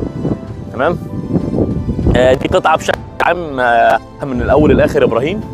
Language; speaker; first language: Arabic; native; Arabic